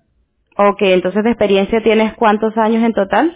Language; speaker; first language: Spanish; non-native, fluent; English